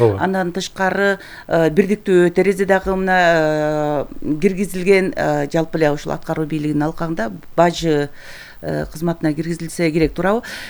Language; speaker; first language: Kyrgyz; native; Kyrgyz